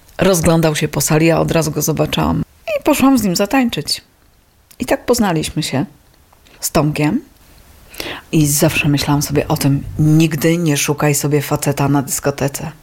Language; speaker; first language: Polish; native; Polish